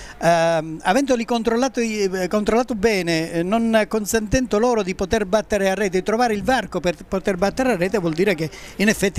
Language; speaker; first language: Italian; native; Italian